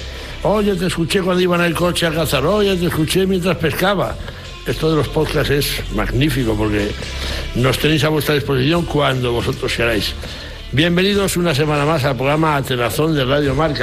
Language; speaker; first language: Spanish; native; Spanish